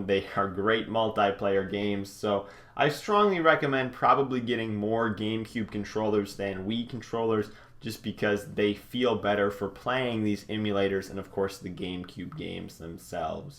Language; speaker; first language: English; native; English